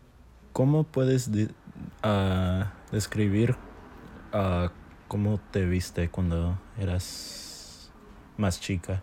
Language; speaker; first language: Spanish; early bilingual, heritage; Spanish